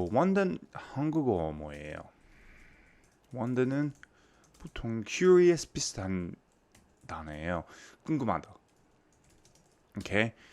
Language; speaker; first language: Korean; non-native, fluent; English